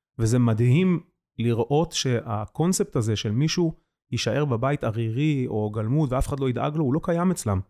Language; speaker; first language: Hebrew; native; Hebrew